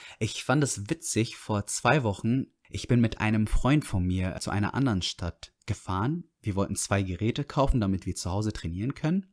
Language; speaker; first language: German; non-native, fluent; Arabic